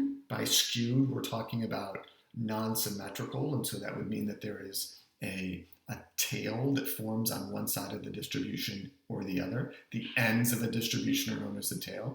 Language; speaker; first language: English; native; English